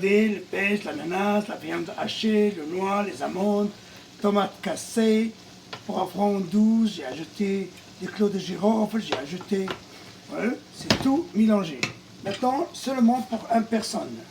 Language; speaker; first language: French; non-native, local second language; Arabic